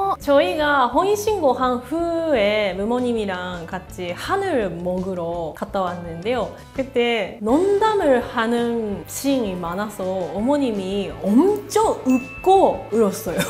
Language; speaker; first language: Korean; non-native, learner; Japanese